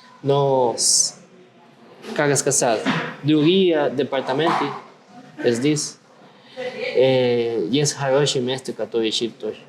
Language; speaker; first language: Russian; non-native, learner; Spanish